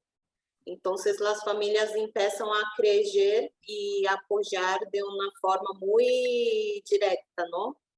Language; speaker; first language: Spanish; non-native, learner; Portuguese